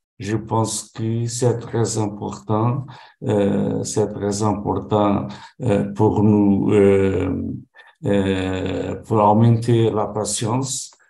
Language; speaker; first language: French; non-native, learner; Portuguese